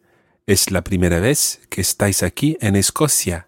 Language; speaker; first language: Spanish; non-native, fluent; English